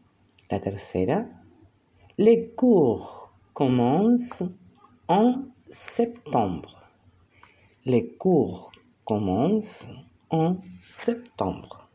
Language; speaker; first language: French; non-native, fluent; Spanish